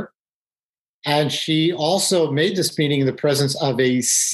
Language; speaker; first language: English; native; English